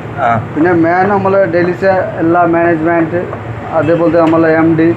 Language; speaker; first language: Malayalam; non-native, fluent; Nepali